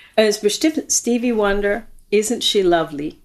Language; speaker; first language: German; non-native, fluent; English